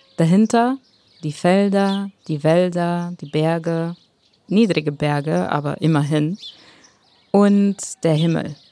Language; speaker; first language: German; non-native, fluent; Bulgarian